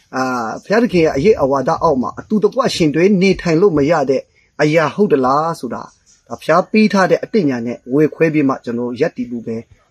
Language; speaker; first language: Burmese; non-native, local second language; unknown